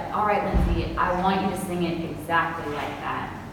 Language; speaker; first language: English; native; English